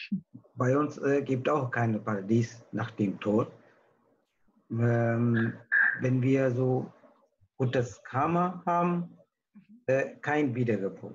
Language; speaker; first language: German; non-native, learner; Tamil